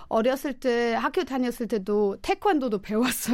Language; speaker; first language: Korean; non-native, fluent; German